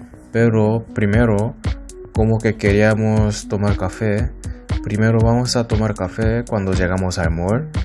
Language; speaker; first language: Spanish; non-native, learner; Korean